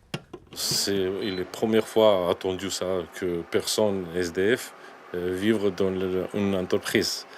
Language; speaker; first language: French; non-native, learner; Georgian